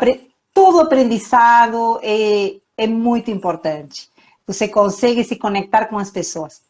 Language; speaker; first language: Portuguese; non-native, fluent; Spanish